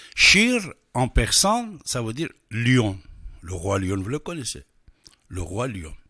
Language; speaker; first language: French; non-native, fluent; Persian